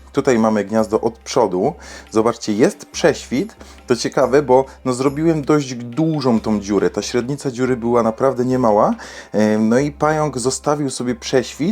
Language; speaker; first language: Polish; native; Polish